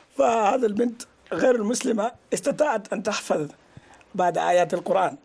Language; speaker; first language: Arabic; non-native, fluent; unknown